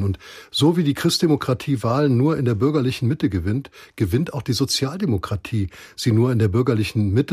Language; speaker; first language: German; native; German